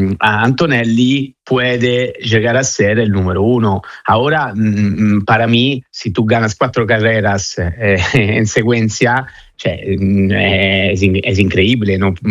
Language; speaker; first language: Spanish; non-native, fluent; Italian